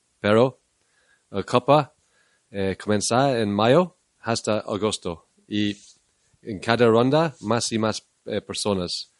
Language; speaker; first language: Spanish; non-native, learner; English